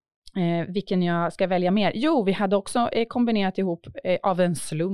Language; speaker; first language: Swedish; native; Swedish